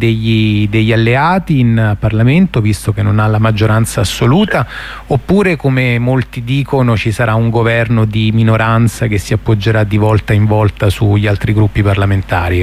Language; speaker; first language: Italian; native; Italian